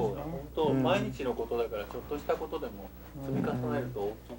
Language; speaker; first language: Japanese; native; Japanese